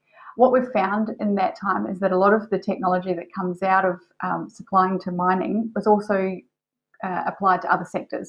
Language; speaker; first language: English; native; English